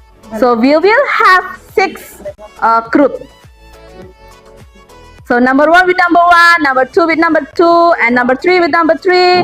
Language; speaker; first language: English; non-native, fluent; Indonesian